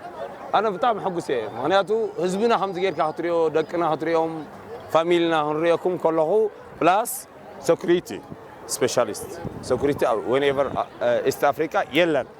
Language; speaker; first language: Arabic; non-native, learner; Tigrinya